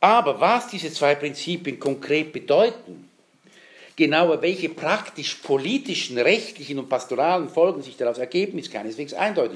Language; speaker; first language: German; native; German